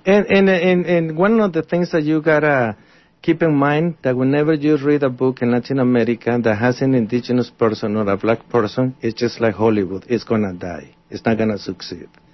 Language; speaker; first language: English; non-native, fluent; Spanish